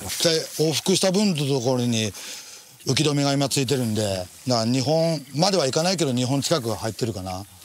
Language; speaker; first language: Japanese; native; Japanese